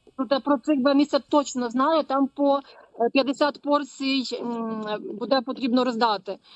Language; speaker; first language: Ukrainian; non-native, fluent; Polish